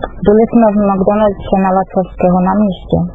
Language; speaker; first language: Czech; non-native, fluent; Russian